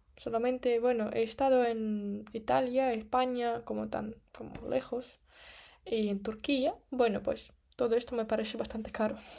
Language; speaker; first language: Spanish; non-native, fluent; Russian